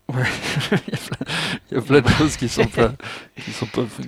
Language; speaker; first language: French; native; French